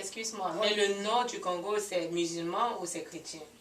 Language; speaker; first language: French; non-native, learner; English